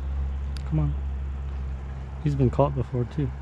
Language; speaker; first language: English; native; English